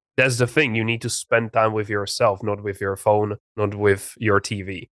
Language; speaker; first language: English; non-native, fluent; Czech